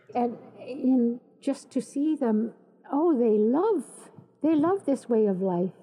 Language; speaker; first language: English; native; English